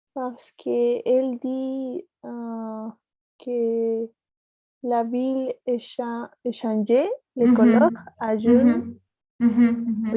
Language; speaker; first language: French; non-native, learner; Spanish